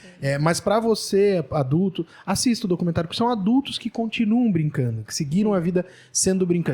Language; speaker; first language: Portuguese; native; Portuguese